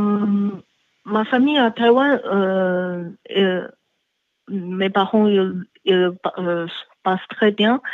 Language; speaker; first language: French; non-native, learner; Chinese